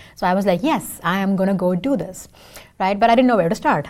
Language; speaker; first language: English; non-native, local second language; Tamil